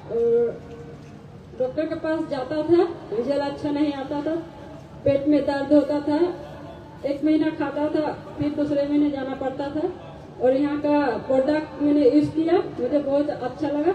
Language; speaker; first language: Hindi; non-native, local second language; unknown